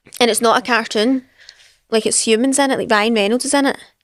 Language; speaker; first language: English; native; English